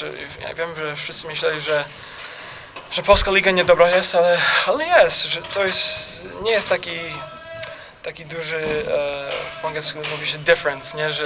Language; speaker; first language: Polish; early bilingual, heritage; Polish